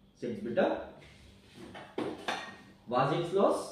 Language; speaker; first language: German; non-native, learner; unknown